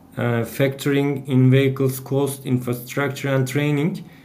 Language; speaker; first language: English; non-native, fluent; Turkish